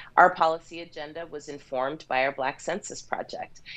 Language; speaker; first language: English; native; English